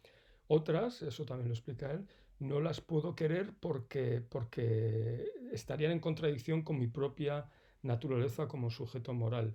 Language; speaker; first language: Spanish; native; Spanish